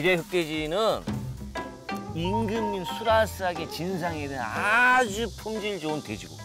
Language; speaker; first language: Korean; native; Korean